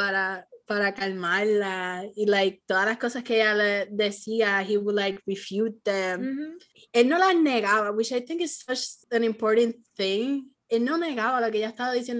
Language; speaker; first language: Spanish; early bilingual, heritage; Spanish